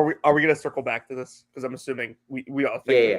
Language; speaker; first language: English; native; English